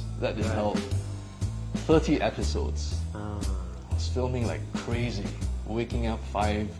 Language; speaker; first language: English; native; English